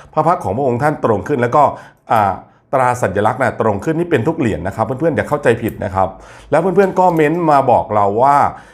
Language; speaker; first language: Thai; native; Thai